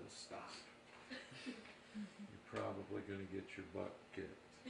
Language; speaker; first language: English; native; English